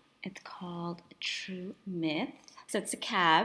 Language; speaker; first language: English; early bilingual, other home language; Spanish